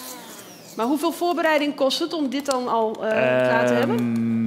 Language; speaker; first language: Dutch; native; Dutch